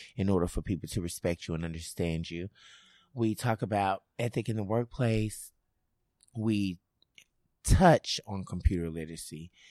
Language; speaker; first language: English; native; English